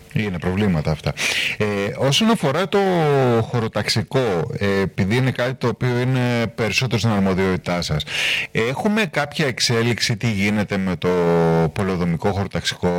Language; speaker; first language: Greek; native; Greek